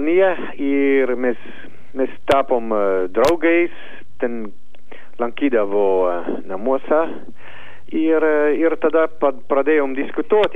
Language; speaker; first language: Lithuanian; non-native, learner; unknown